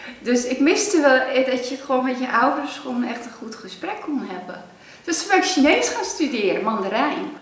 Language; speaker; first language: Dutch; early bilingual, other home language; Cantonese